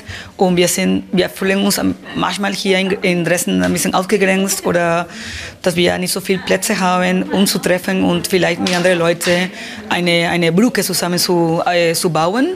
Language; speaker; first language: German; non-native, fluent; Spanish